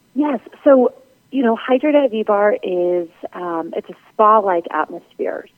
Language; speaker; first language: English; native; English